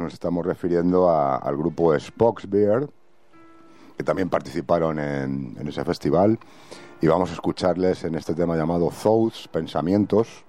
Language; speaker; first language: Spanish; native; Spanish